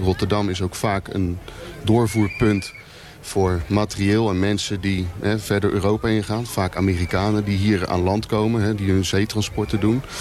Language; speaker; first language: Dutch; native; Dutch